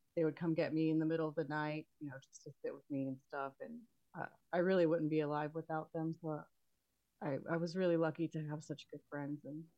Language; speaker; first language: English; native; English